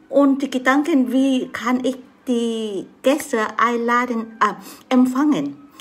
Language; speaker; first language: German; non-native, learner; Vietnamese